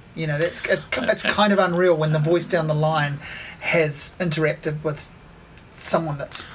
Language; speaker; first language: English; native; English